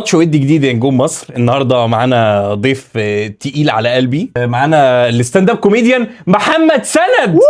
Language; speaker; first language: Arabic; native; Arabic